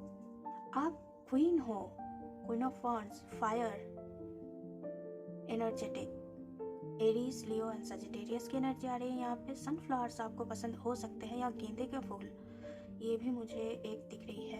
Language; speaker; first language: Hindi; native; Hindi